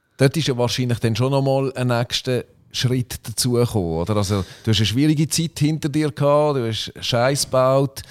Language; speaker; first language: German; native; German